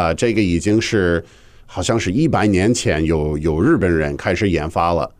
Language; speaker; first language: Chinese; non-native, fluent; English